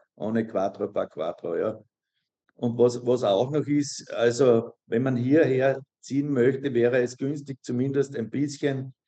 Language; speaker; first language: German; native; German